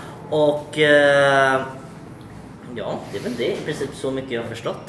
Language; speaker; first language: Swedish; native; Swedish